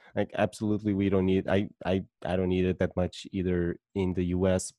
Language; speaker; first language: English; non-native, fluent; Portuguese